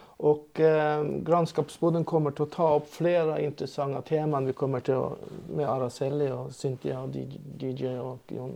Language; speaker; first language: Swedish; non-native, fluent; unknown